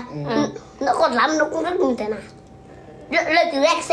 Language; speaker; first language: Vietnamese; non-native, learner; Portuguese